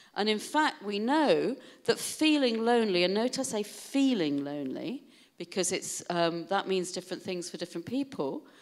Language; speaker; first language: English; native; English